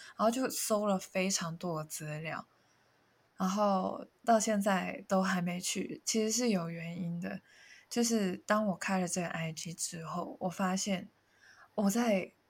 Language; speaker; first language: Chinese; non-native, local second language; Cantonese